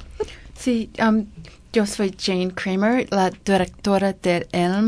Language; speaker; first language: Spanish; non-native, learner; English